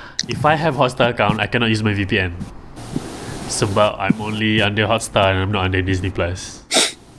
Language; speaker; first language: English; non-native, local second language; Malay